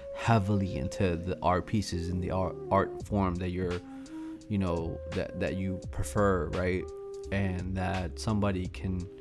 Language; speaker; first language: English; early bilingual, other home language; Spanish